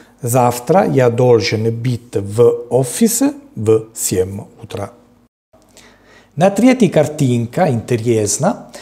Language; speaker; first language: Russian; non-native, learner; Italian